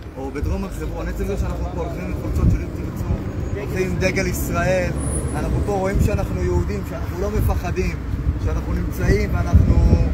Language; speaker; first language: Hebrew; native; Hebrew